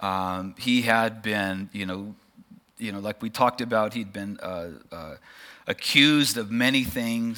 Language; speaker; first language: English; native; English